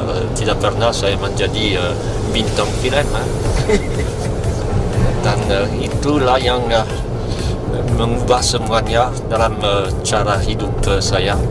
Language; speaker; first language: Indonesian; non-native, fluent; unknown